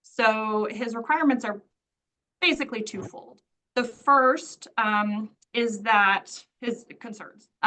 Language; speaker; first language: English; native; English